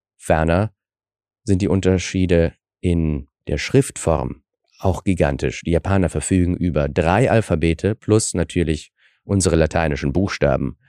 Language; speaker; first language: German; early bilingual, other home language; Russian